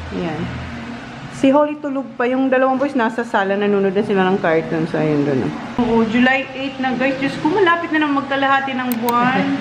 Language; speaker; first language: Filipino; non-native, local second language; Bikol